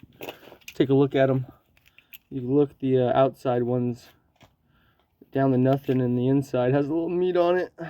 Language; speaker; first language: English; native; English